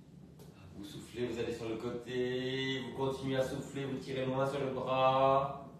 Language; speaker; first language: French; native; French